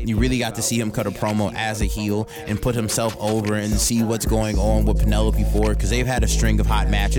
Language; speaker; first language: English; native; English